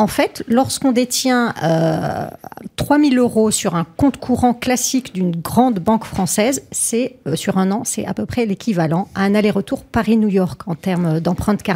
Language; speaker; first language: French; native; French